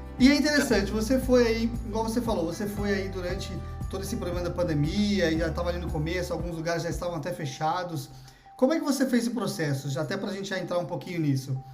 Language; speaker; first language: Portuguese; native; Portuguese